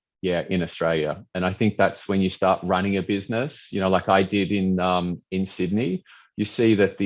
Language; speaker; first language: English; native; English